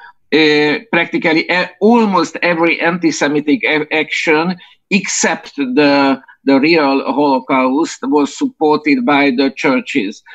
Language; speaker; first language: English; non-native, fluent; Hungarian